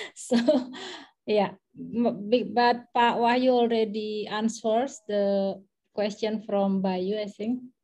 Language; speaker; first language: English; non-native, fluent; Indonesian